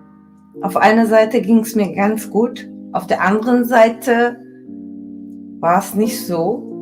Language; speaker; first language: German; early bilingual, other home language; Turkish